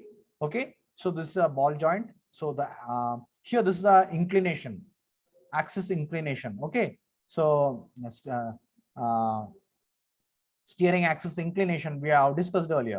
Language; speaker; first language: English; non-native, local second language; Marathi